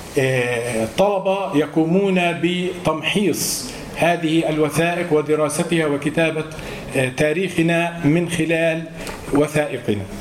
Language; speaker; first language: Arabic; native; Arabic